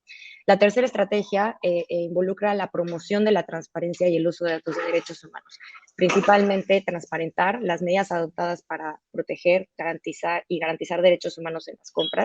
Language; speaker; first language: Spanish; native; Spanish